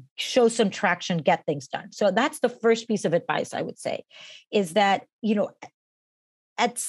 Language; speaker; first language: English; non-native, fluent; Spanish